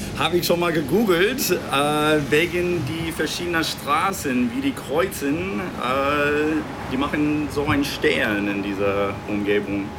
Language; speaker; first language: German; non-native, learner; English